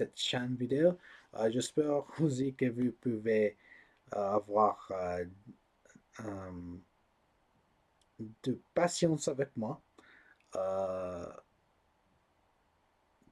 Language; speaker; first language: French; non-native, learner; English